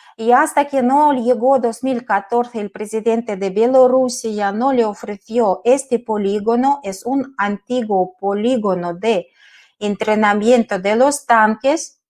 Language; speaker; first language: Spanish; non-native, fluent; Russian